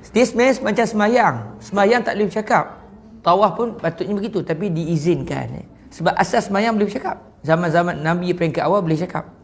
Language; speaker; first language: Malay; native; Malay